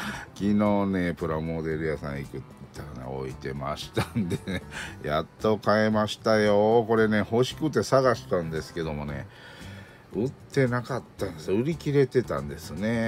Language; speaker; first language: Japanese; native; Japanese